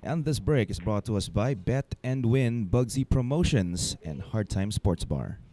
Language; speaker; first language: English; non-native, local second language; Filipino